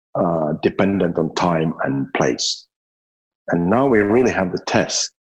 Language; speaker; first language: English; non-native, fluent; Finnish